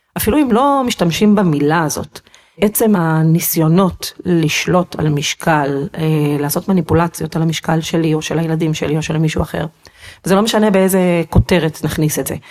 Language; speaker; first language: Hebrew; native; Hebrew